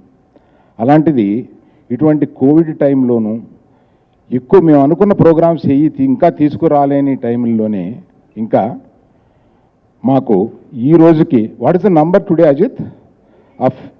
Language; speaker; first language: Telugu; native; Telugu